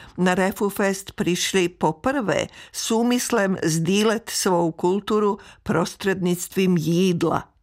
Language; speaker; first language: Czech; native; Czech